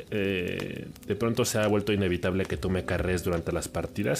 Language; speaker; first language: Spanish; native; Spanish